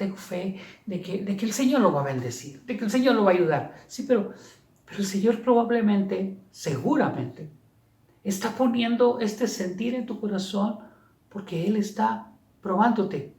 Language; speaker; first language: Spanish; native; Spanish